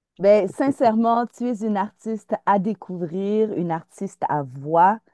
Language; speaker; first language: French; native; French